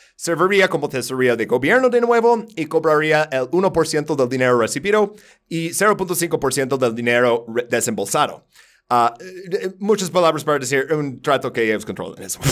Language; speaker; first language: Spanish; non-native, fluent; English